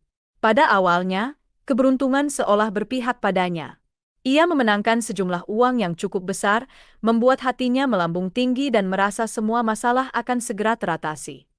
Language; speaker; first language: Indonesian; native; Indonesian